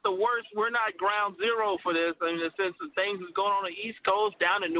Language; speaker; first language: English; native; English